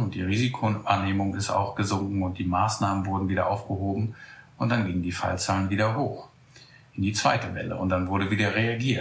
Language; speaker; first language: German; native; German